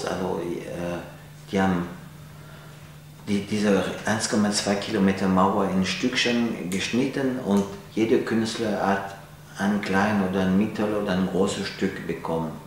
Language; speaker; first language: German; non-native, fluent; French